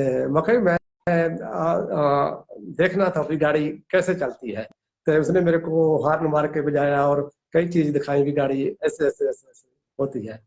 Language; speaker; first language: Hindi; non-native, local second language; Punjabi